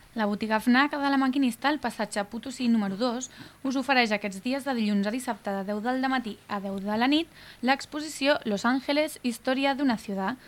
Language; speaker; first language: Catalan; native; Catalan